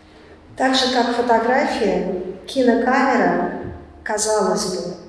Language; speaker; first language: Russian; native; Russian